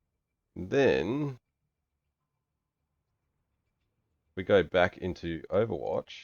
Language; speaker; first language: English; native; English